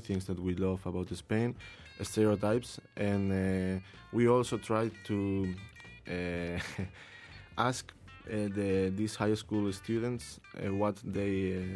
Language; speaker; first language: English; non-native, learner; Spanish